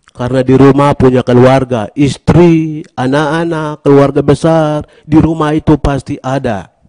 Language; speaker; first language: Indonesian; non-native, local second language; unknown